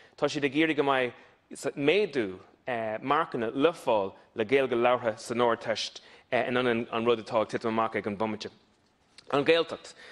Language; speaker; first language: Irish; non-native, local second language; English